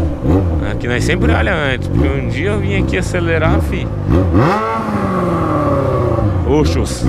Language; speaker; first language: Portuguese; native; Portuguese